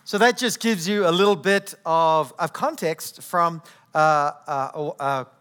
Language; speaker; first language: English; native; English